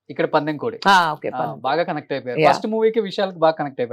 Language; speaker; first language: Telugu; native; Telugu